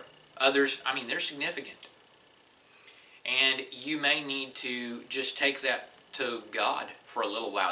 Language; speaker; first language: English; native; English